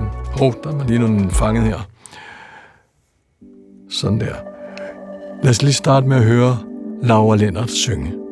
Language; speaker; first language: Danish; native; Danish